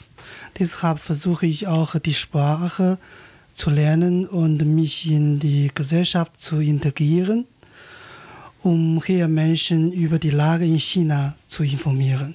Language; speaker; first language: German; non-native, learner; Chinese